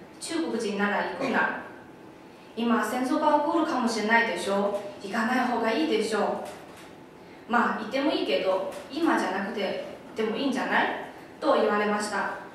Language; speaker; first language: Japanese; non-native, fluent; Chinese